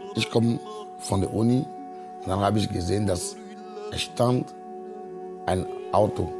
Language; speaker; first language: German; non-native, fluent; Ewe